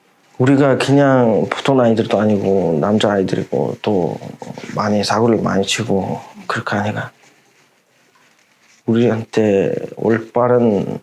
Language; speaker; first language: Korean; non-native, fluent; Mongolian